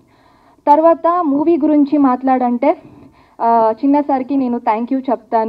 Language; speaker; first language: Telugu; non-native, learner; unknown